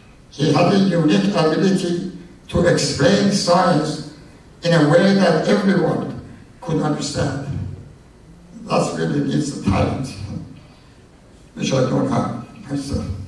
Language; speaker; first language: English; non-native, fluent; Persian